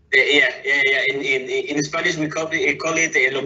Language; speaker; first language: English; non-native, fluent; Spanish